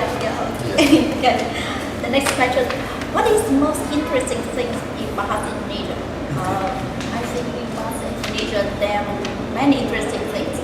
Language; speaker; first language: English; non-native, fluent; Vietnamese